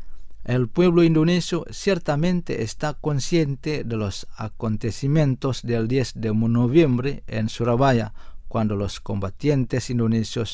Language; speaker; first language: Spanish; non-native, fluent; Indonesian